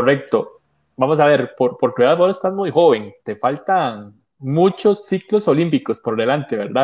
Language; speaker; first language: Spanish; native; Spanish